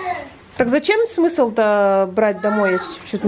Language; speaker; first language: Russian; native; Russian